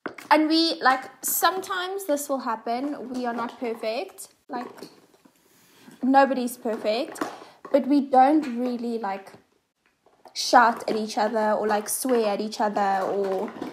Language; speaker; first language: English; non-native, local second language; Afrikaans